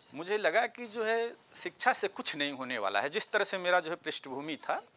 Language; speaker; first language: Hindi; native; Hindi